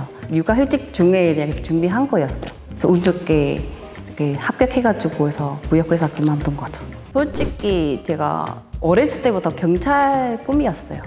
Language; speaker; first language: Korean; non-native, fluent; Vietnamese